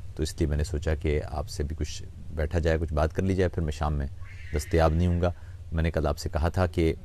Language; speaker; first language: Urdu; non-native, local second language; Punjabi